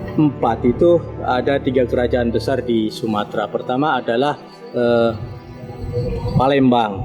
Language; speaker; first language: Malay; native; Malay